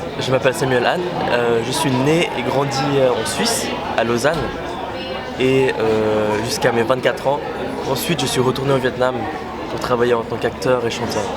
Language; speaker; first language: French; early bilingual, other home language; Vietnamese